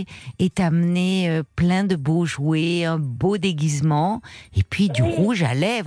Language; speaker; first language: French; native; French